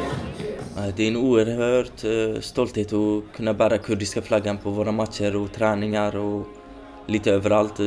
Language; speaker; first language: Swedish; early bilingual, other home language; Kurdish